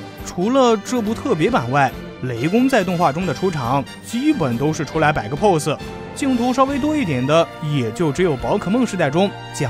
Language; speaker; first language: Chinese; native; Chinese